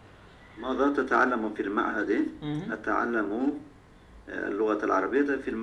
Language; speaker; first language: Arabic; non-native, learner; Turkish